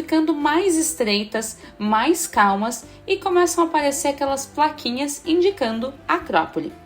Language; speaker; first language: Portuguese; native; Portuguese